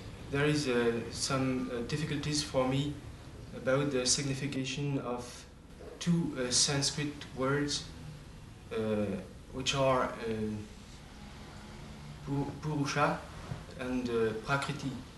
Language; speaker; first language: English; non-native, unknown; French